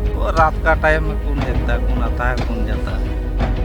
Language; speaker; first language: Hindi; non-native, local second language; Santali